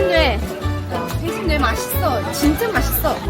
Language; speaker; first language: Korean; non-native, fluent; Chinese